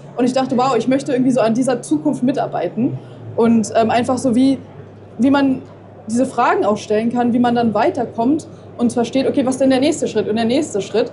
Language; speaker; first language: German; native; German